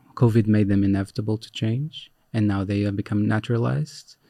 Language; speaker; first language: English; non-native, fluent; Portuguese